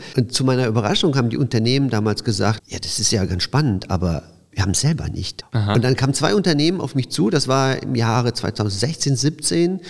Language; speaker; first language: German; early bilingual, other home language; Polish